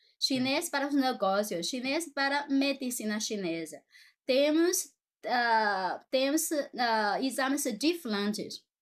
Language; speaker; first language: Portuguese; non-native, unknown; Chinese